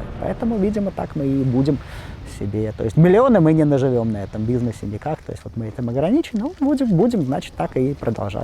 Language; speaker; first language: Russian; native; Russian